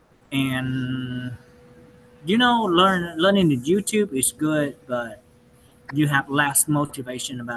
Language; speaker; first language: English; non-native, learner; Vietnamese